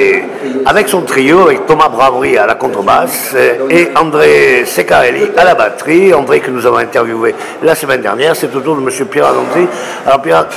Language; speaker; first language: French; native; French